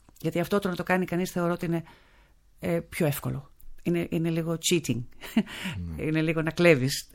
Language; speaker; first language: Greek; early bilingual, heritage; Greek